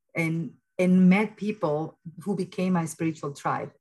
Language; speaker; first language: English; early bilingual, other home language; Spanish